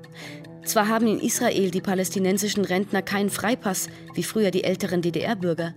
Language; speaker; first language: German; native; German